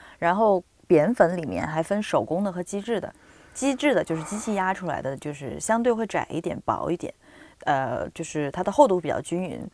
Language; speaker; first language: Chinese; native; Chinese